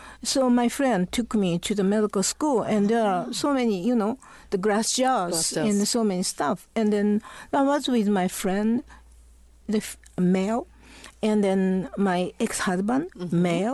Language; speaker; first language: English; non-native, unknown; Japanese